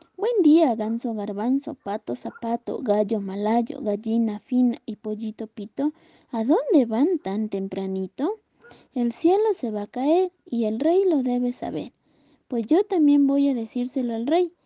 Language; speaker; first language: Spanish; native; Spanish